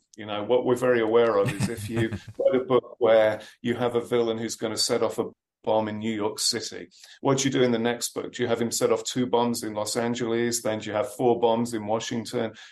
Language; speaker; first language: English; native; English